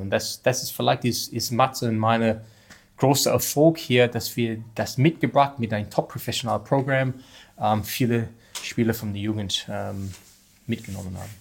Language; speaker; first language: German; non-native, learner; English